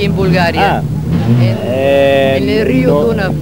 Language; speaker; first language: Spanish; non-native, fluent; Bulgarian